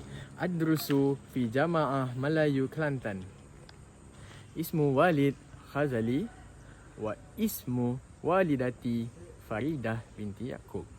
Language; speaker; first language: Arabic; non-native, learner; Malay